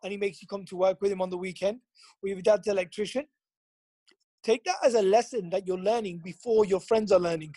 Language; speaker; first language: English; native; English